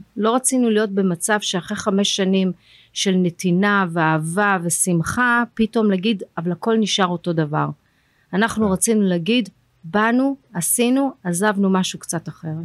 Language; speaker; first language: Hebrew; early bilingual, heritage; Hebrew